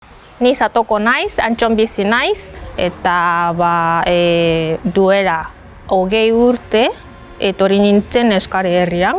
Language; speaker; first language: Basque; non-native, learner; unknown